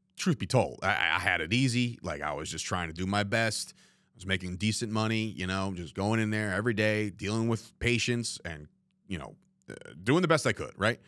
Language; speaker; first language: English; native; English